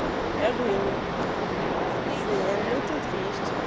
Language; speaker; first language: Portuguese; non-native, learner; French